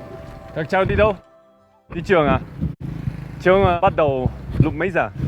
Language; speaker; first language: Vietnamese; non-native, learner; Polish